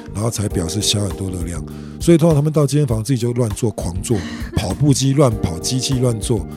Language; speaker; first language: Chinese; native; Chinese